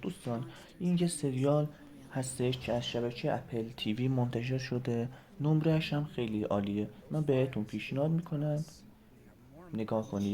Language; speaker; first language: Persian; native; Persian